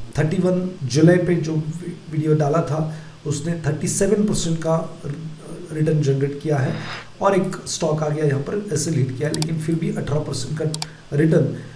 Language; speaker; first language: Hindi; non-native, local second language; Marathi